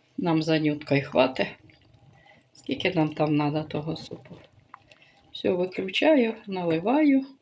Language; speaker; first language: Ukrainian; native; Ukrainian